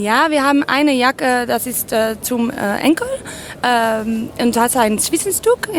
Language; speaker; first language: German; non-native, learner; Dutch